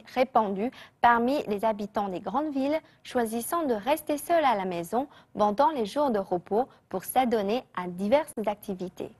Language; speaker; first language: French; non-native, fluent; Chinese